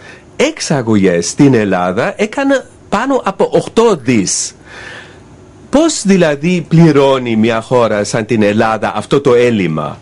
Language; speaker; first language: Greek; non-native, fluent; German